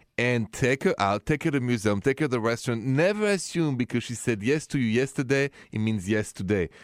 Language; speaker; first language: English; non-native, fluent; French